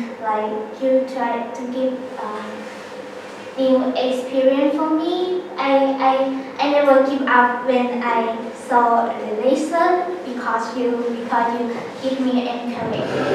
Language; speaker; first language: English; non-native, learner; Lao